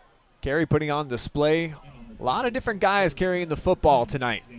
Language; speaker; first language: English; native; English